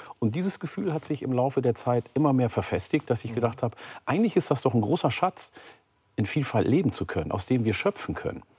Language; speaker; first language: German; early bilingual, other home language; Oromo